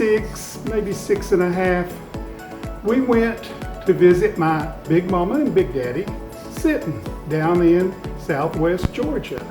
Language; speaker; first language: English; native; English